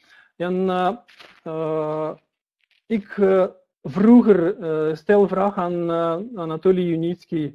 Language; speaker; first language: Dutch; non-native, learner; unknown